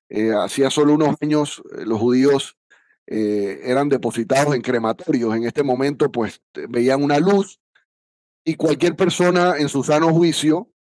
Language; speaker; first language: Spanish; native; Spanish